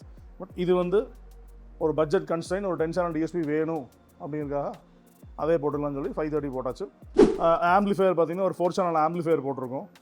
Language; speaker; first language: Tamil; native; Tamil